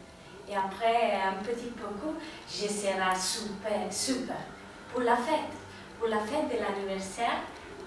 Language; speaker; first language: French; non-native, learner; Spanish